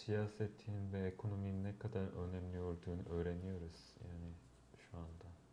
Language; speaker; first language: Turkish; non-native, fluent; Korean